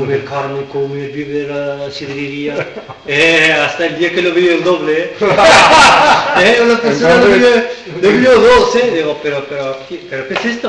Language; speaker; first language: Spanish; non-native, learner; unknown